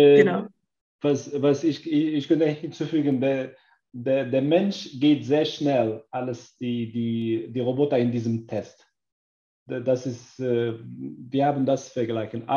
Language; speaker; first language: German; non-native, learner; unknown